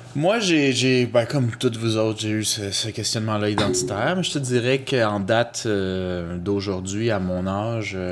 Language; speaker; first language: French; early bilingual, other home language; Spanish